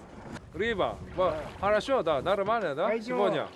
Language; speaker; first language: Russian; non-native, learner; Korean